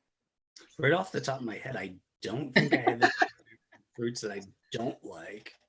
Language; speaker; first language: English; native; English